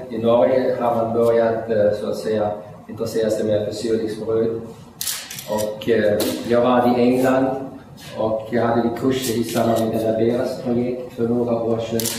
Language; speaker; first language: Swedish; non-native, fluent; German